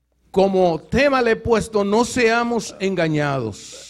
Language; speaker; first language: Spanish; native; Spanish